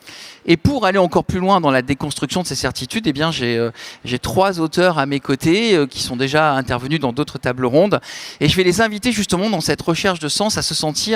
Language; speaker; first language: French; native; French